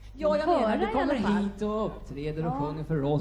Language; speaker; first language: Swedish; native; Swedish